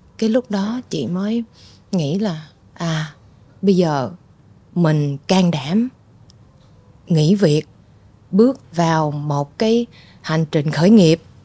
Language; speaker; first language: Vietnamese; early bilingual, heritage; Vietnamese